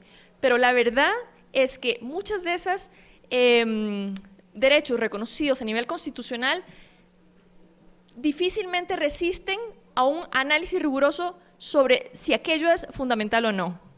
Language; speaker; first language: Spanish; native; Spanish